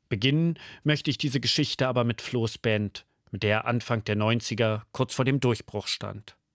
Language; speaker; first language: German; native; German